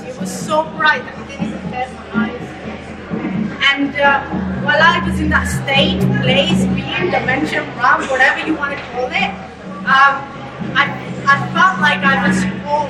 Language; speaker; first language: English; early bilingual, other home language; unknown